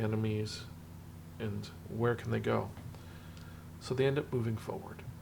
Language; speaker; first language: English; native; English